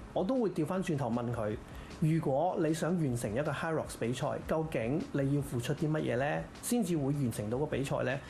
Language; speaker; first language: Cantonese; native; Cantonese